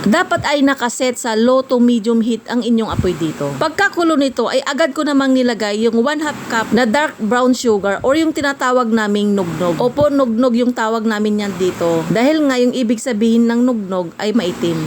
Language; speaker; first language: Filipino; non-native, local second language; Pangasinan